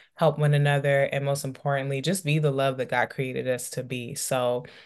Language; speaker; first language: English; native; English